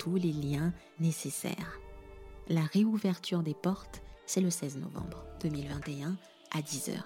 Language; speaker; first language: French; non-native, local second language; Lingala